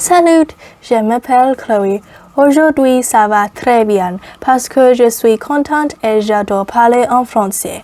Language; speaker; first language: French; non-native, learner; Cantonese